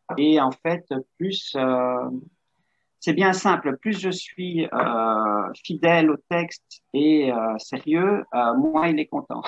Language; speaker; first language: French; native; French